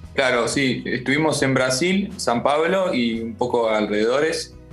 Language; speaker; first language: Spanish; native; Spanish